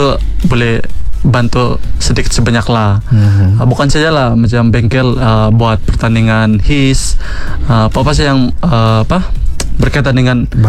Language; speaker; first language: Malay; non-native, local second language; Central Dusun